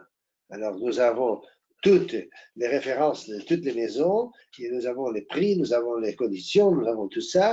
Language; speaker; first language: French; non-native, fluent; Portuguese